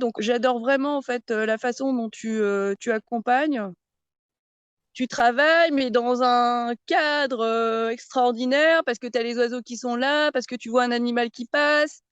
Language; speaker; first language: French; native; French